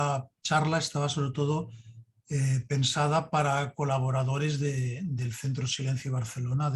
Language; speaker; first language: Spanish; native; Spanish